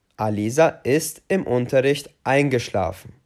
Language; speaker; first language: German; non-native, fluent; Albanian